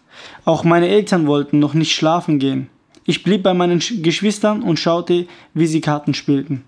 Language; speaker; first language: German; early bilingual, other home language; Kurdish